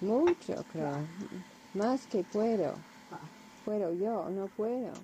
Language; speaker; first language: Spanish; non-native, learner; English